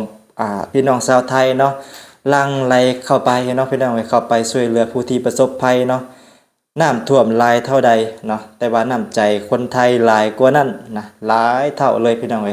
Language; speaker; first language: Thai; non-native, local second language; Northeastern Thai